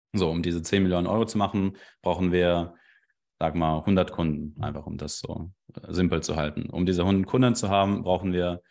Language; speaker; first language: German; non-native, fluent; Russian